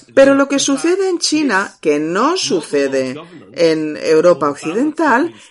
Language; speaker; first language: Spanish; non-native, fluent; English